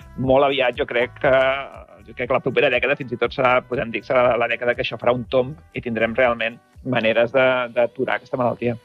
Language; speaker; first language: Catalan; native; Catalan